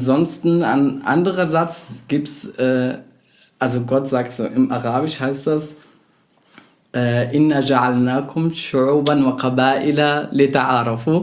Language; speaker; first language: German; non-native, fluent; Arabic